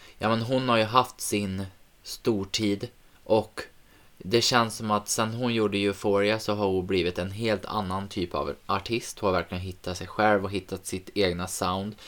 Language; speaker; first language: Swedish; native; Swedish